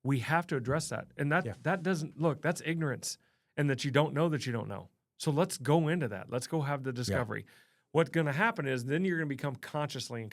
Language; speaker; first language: English; native; English